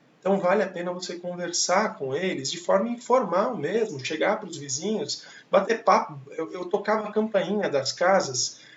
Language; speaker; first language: Portuguese; native; Portuguese